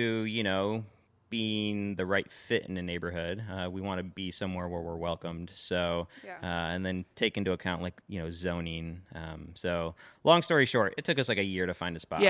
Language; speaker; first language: English; native; English